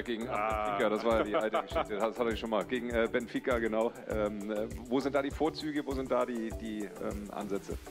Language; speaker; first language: German; native; German